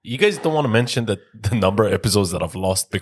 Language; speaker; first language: English; non-native, fluent; Persian